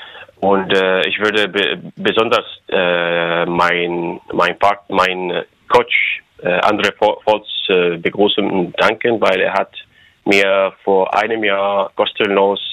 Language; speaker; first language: German; non-native, fluent; Arabic